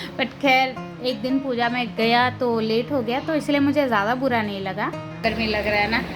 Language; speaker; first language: Hindi; non-native, local second language; Telugu